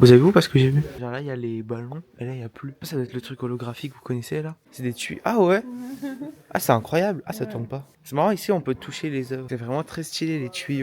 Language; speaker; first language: French; native; French